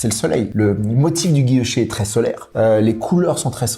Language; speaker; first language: French; native; French